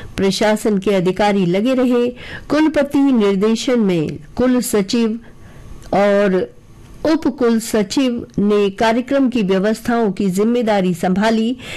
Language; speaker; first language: Hindi; native; Hindi